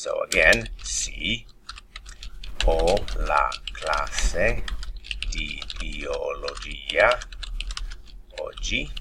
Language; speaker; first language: Italian; non-native, fluent; English